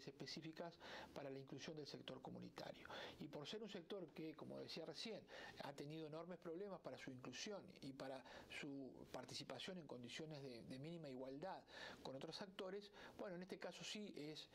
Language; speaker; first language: Spanish; native; Spanish